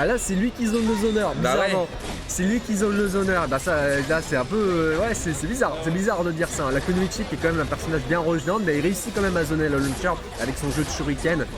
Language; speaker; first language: French; native; French